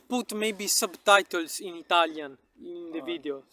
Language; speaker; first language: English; non-native, local second language; Italian